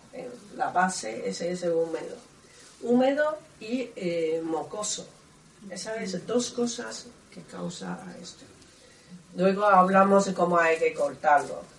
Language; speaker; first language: Spanish; non-native, learner; Chinese